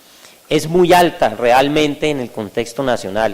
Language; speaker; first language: Spanish; native; Spanish